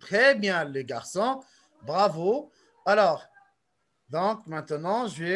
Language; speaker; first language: French; non-native, local second language; Arabic